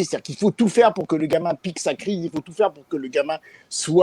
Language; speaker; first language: French; native; French